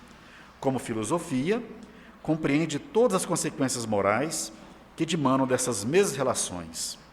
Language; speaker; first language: Portuguese; native; Portuguese